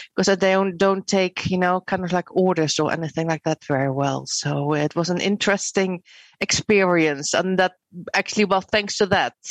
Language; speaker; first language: English; non-native, fluent; Dutch